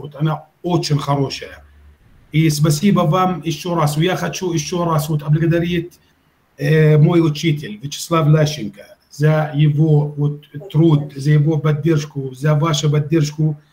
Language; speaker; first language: Russian; non-native, fluent; Arabic